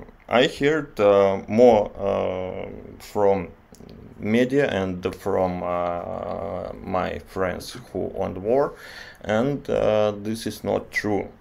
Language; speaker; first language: English; non-native, learner; Russian